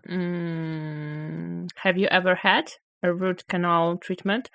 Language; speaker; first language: English; non-native, fluent; Polish